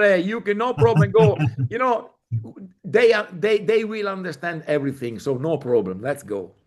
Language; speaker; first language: English; non-native, fluent; Italian